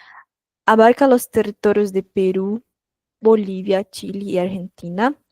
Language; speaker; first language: Spanish; non-native, fluent; Portuguese